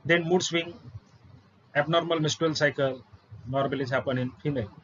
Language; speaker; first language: English; non-native, local second language; Marathi